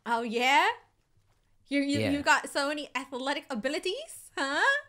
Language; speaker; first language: English; native; English